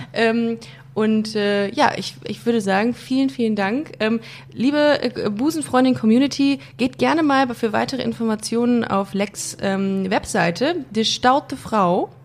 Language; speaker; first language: German; native; German